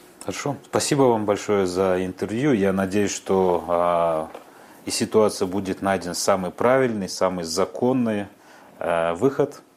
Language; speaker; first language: Russian; non-native, local second language; Kyrgyz